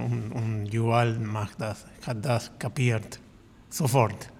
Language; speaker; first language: German; non-native, learner; Spanish